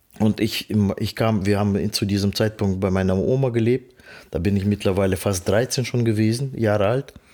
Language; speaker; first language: German; non-native, fluent; Russian